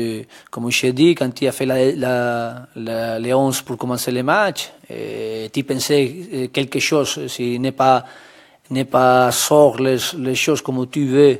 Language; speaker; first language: French; non-native, learner; Spanish